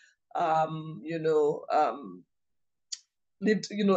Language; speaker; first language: English; non-native, local second language; Igbo